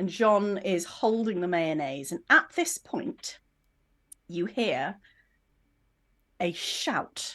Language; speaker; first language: English; native; English